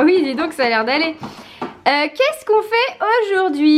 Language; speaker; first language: French; native; French